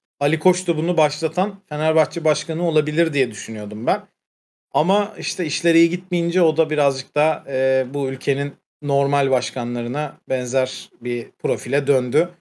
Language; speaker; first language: Turkish; native; Turkish